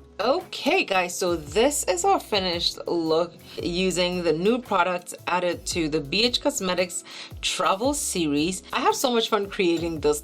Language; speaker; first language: English; native; English